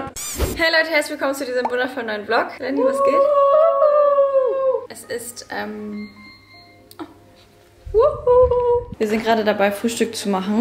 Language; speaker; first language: German; native; German